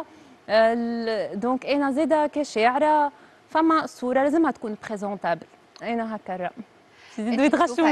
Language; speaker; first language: Arabic; native; Arabic